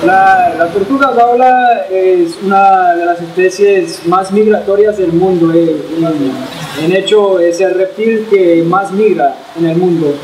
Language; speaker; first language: Spanish; non-native, fluent; English